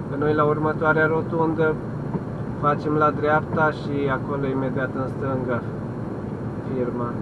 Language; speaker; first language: Romanian; non-native, local second language; Hungarian